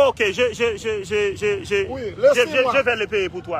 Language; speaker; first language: French; non-native, learner; Haitian Creole